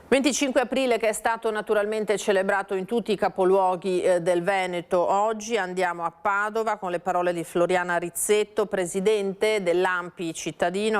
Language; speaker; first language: Italian; native; Italian